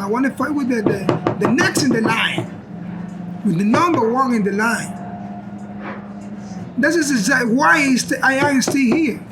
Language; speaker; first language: English; non-native, learner; Spanish